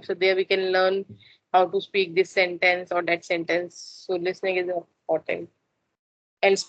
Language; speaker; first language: English; non-native, learner; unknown